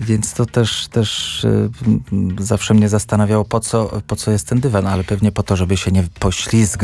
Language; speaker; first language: Polish; native; Polish